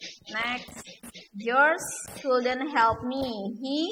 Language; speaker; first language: English; non-native, learner; Indonesian